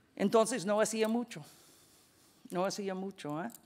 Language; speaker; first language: Spanish; non-native, fluent; English